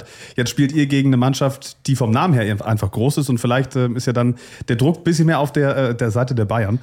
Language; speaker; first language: German; native; German